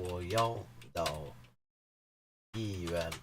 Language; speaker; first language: Chinese; non-native, learner; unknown